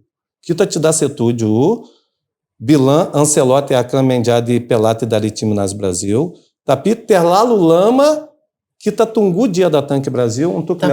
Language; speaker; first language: Indonesian; non-native, fluent; Portuguese